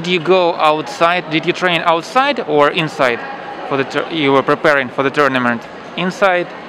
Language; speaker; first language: English; non-native, learner; Russian